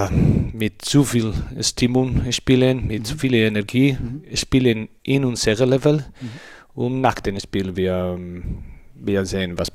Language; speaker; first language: German; non-native, learner; Spanish